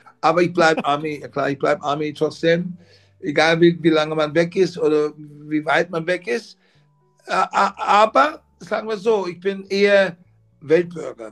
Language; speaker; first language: German; non-native, fluent; English